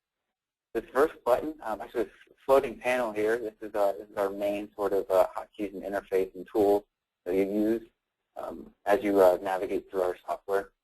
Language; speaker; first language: English; native; English